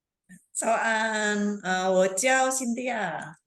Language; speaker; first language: Chinese; non-native, fluent; Indonesian